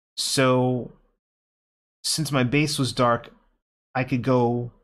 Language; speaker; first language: English; native; English